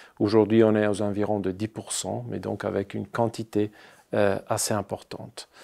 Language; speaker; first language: French; non-native, fluent; Italian